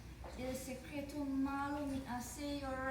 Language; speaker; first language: Spanish; non-native, learner; English